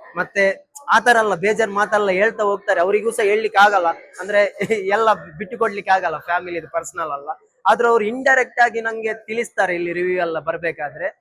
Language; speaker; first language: Kannada; native; Kannada